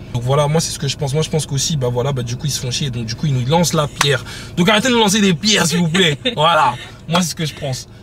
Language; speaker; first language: French; native; French